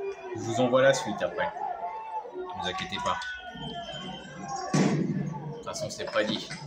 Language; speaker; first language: French; native; French